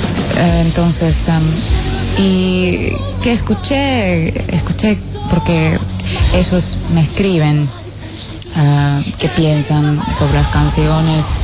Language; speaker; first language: Spanish; non-native, fluent; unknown